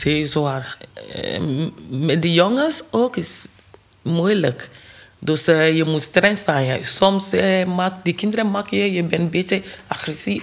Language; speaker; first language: Dutch; non-native, learner; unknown